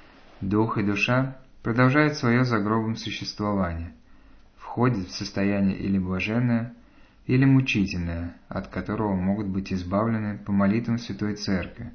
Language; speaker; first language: Russian; native; Russian